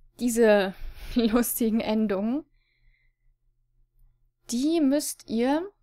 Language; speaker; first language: German; native; German